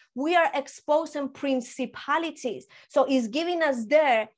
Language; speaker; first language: English; early bilingual, other home language; Spanish